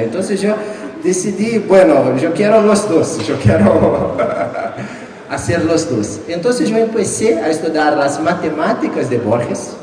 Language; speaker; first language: Spanish; non-native, fluent; Portuguese